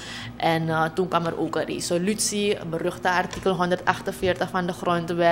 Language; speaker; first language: Dutch; native; Dutch